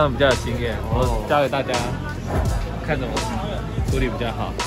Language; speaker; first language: Chinese; native; Chinese